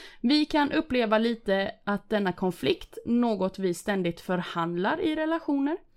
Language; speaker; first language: Swedish; early bilingual, other home language; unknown